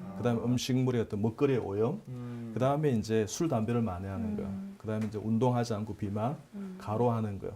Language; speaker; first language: Korean; native; Korean